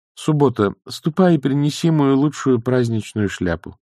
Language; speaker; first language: Russian; native; Russian